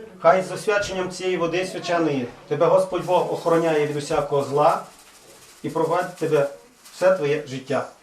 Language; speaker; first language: Ukrainian; native; Ukrainian